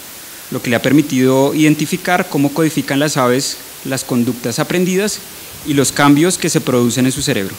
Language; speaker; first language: Spanish; native; Spanish